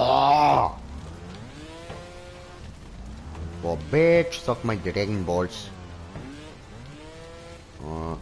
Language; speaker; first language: German; native; German